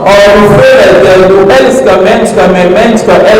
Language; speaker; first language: Swedish; non-native, learner; French